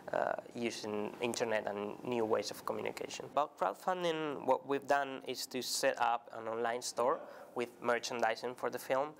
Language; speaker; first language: English; non-native, fluent; Spanish